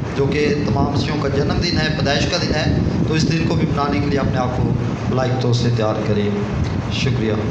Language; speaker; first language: Urdu; non-native, local second language; Punjabi